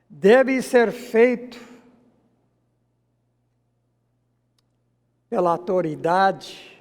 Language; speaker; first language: Portuguese; non-native, fluent; English